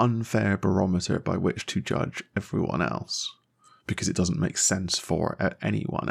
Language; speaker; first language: English; native; English